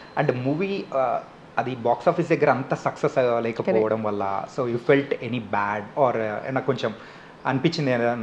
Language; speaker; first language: Telugu; native; Telugu